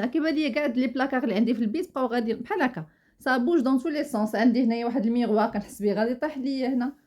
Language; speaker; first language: Arabic; native; Arabic